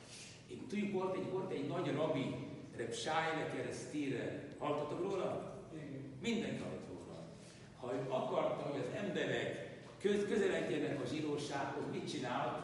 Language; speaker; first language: Hungarian; non-native, local second language; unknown